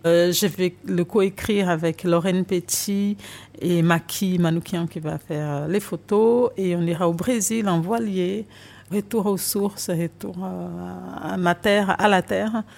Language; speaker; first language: French; non-native, fluent; Portuguese